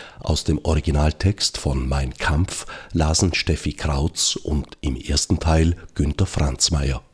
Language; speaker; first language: German; native; German